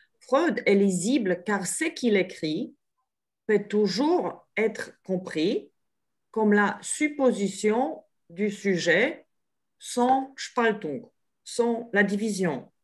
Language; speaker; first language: French; non-native, fluent; Polish